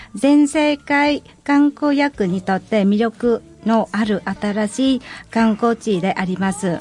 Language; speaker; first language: Japanese; non-native, fluent; Vietnamese